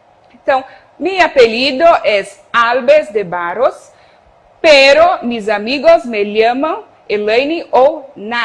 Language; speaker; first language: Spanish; non-native, fluent; Portuguese